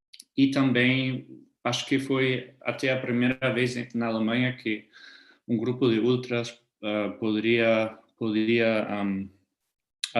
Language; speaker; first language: Portuguese; non-native, fluent; German